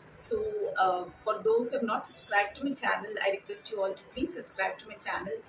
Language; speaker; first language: English; non-native, local second language; Kannada